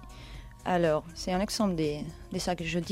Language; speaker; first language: French; non-native, learner; Spanish